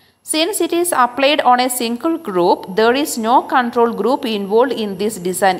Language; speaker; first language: English; non-native, local second language; Malayalam